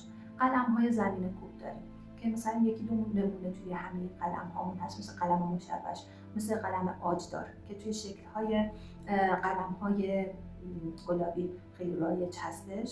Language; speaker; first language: Persian; native; Persian